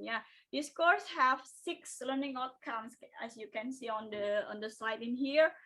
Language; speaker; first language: English; non-native, local second language; Indonesian